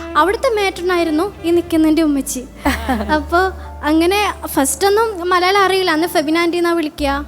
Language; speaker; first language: Malayalam; non-native, local second language; Bangla